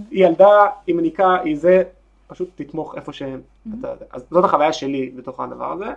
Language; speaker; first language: Hebrew; native; Hebrew